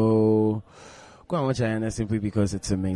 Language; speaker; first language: English; non-native, local second language; Igbo